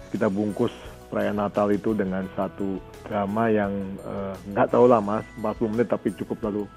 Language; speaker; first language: Indonesian; native; Indonesian